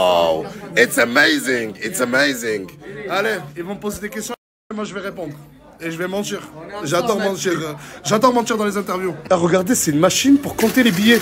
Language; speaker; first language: French; native; French